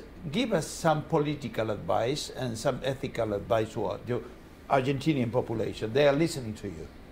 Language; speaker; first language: English; non-native, fluent; Spanish